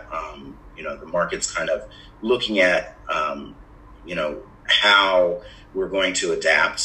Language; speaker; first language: English; native; English